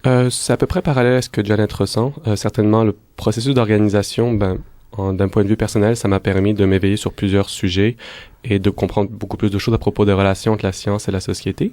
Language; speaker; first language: French; native; French